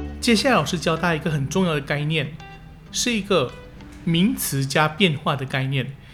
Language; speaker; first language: Chinese; early bilingual, heritage; Chinese